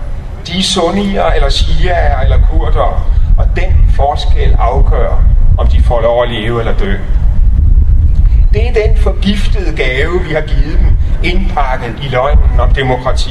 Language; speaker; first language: Danish; native; Danish